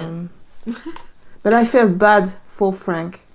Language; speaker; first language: English; non-native, fluent; French